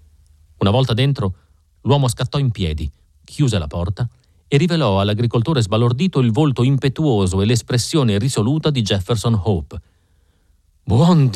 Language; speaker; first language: Italian; native; Italian